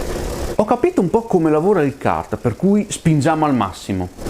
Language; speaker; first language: Italian; native; Italian